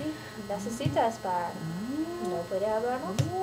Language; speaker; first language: Spanish; non-native, learner; English